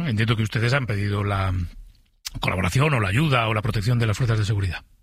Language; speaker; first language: Spanish; native; Spanish